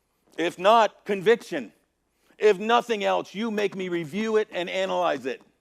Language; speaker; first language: English; native; English